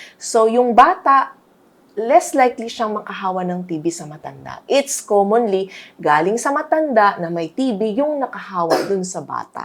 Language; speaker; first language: Filipino; native; Filipino